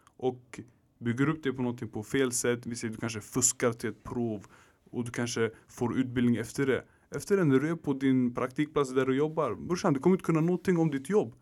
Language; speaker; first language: Swedish; early bilingual, other home language; Arabic